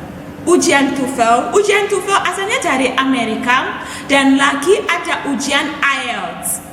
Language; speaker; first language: Indonesian; non-native, fluent; English